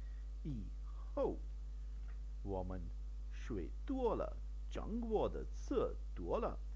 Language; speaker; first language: Chinese; non-native, learner; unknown